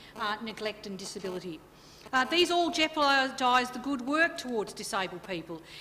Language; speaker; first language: English; native; English